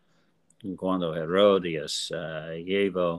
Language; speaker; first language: Spanish; non-native, learner; English